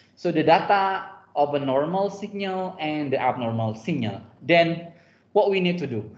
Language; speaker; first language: English; non-native, fluent; Indonesian